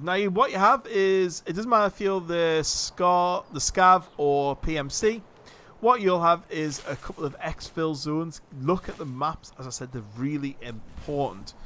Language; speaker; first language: English; native; English